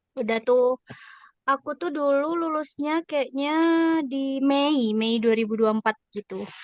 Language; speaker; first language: Indonesian; native; Indonesian